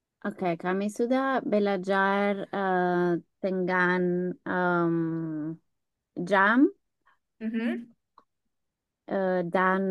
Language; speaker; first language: Indonesian; non-native, learner; English